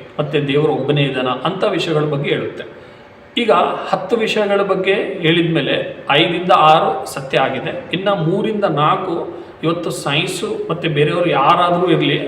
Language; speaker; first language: Kannada; non-native, local second language; Urdu